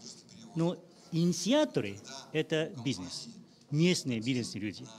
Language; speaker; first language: Russian; non-native, learner; Japanese